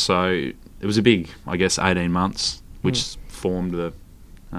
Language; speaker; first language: English; native; English